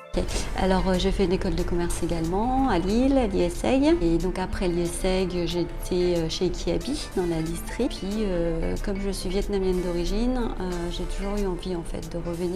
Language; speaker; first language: French; early bilingual, other home language; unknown